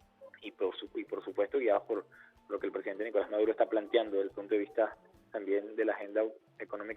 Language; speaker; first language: Spanish; native; Spanish